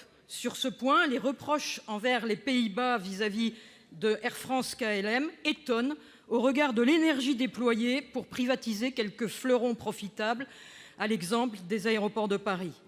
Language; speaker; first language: French; native; French